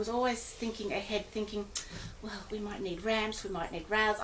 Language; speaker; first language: English; early bilingual, other home language; German